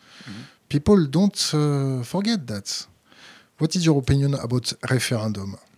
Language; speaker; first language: English; non-native, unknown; French